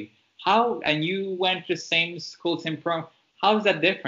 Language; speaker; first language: English; non-native, fluent; French